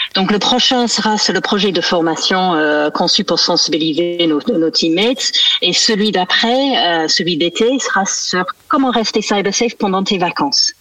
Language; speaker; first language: French; non-native, fluent; English